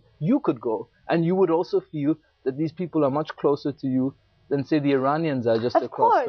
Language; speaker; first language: English; non-native, local second language; Urdu